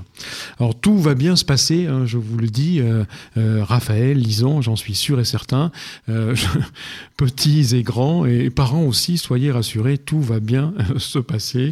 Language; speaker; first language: French; native; French